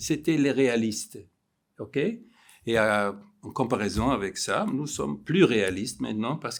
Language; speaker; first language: French; non-native, fluent; German